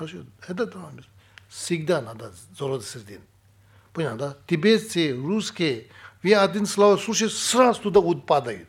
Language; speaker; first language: Russian; non-native, learner; Tibetan